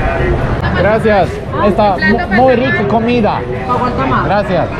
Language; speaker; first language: Spanish; non-native, learner; Swedish